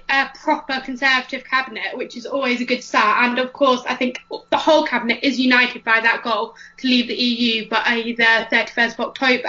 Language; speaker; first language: English; native; English